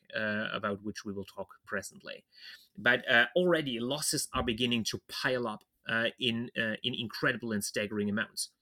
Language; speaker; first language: English; non-native, fluent; German